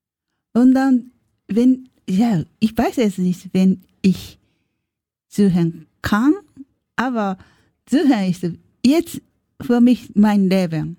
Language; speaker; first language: German; non-native, learner; Japanese